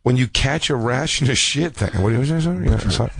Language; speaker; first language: English; native; English